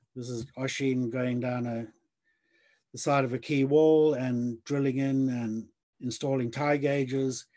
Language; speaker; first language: English; native; English